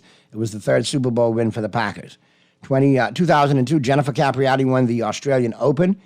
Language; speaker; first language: English; native; English